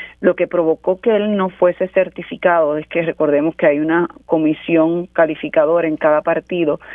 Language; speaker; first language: Spanish; native; Spanish